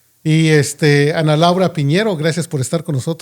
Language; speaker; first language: Spanish; native; Spanish